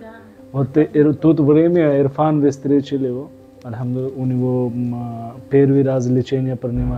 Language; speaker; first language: Russian; non-native, learner; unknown